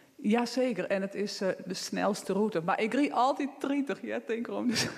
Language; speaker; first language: Dutch; non-native, local second language; Western Frisian